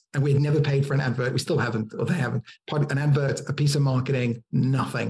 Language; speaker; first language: English; native; English